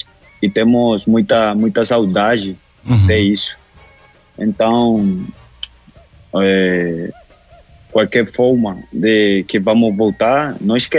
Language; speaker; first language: Portuguese; non-native, local second language; Spanish